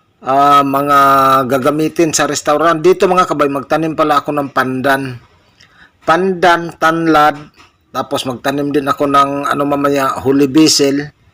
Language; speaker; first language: Filipino; non-native, local second language; Cebuano